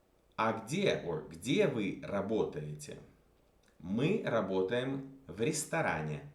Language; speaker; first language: Russian; non-native, fluent; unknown